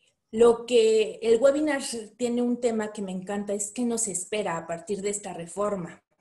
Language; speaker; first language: Spanish; native; Spanish